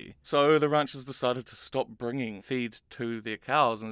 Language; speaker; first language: English; native; English